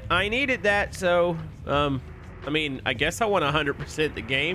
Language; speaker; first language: English; native; English